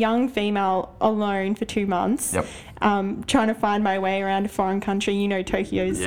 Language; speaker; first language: English; native; English